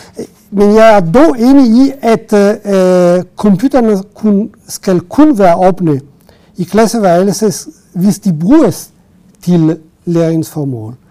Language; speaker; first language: Danish; non-native, fluent; Italian